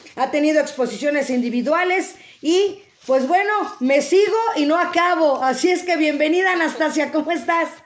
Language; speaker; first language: Spanish; native; Spanish